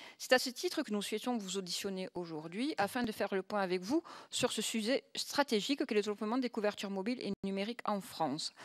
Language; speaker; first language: French; native; French